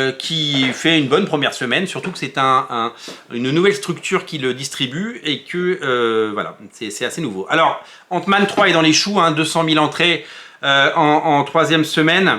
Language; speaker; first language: French; native; French